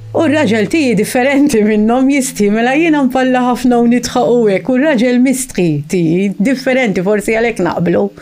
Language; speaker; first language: Maltese; early bilingual, heritage; Maltese